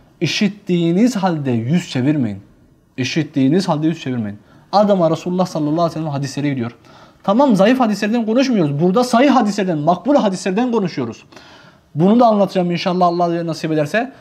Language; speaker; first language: Turkish; native; Turkish